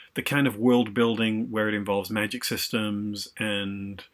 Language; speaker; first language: English; native; English